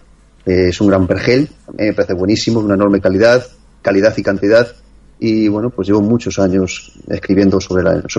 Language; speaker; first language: Spanish; native; Spanish